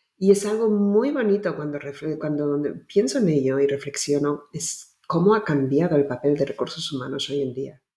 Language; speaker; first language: Spanish; native; Spanish